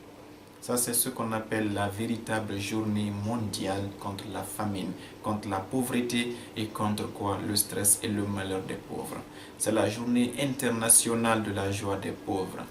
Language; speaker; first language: French; non-native, local second language; Fula